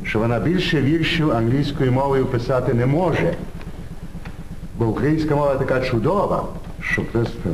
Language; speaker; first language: Ukrainian; early bilingual, heritage; Ukrainian